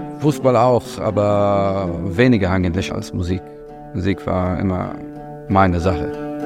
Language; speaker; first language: German; non-native, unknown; Arabic